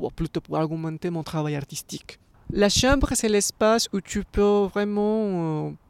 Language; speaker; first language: French; non-native, fluent; Spanish